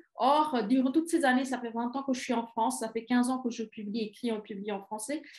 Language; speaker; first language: French; non-native, fluent; Bangla